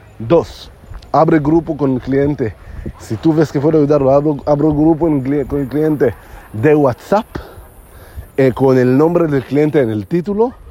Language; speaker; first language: Spanish; non-native, learner; Hebrew